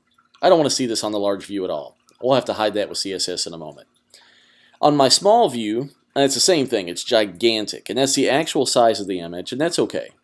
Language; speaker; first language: English; native; English